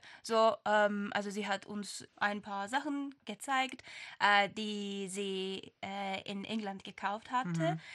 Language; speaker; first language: German; non-native, fluent; Turkish